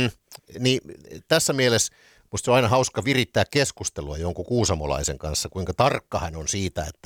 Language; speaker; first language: Finnish; native; Finnish